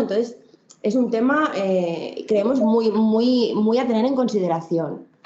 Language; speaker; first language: Spanish; native; Spanish